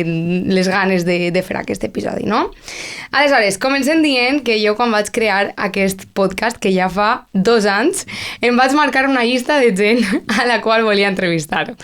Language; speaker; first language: Catalan; native; Catalan